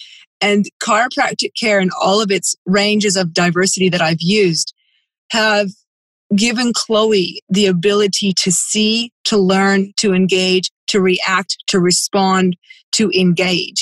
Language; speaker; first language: English; native; English